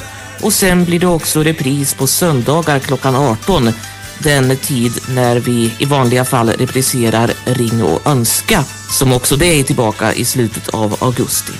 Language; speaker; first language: Swedish; native; Swedish